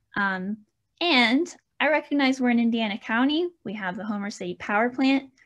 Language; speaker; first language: English; native; English